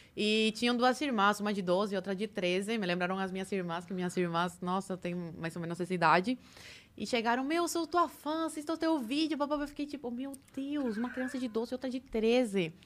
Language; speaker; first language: Portuguese; early bilingual, other home language; Spanish